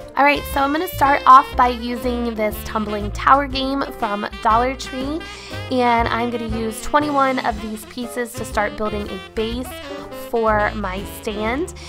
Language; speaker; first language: English; native; English